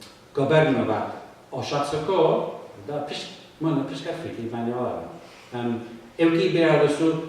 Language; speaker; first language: Basque; non-native, learner; English